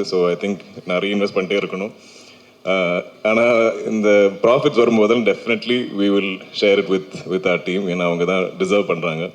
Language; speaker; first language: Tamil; non-native, local second language; Malayalam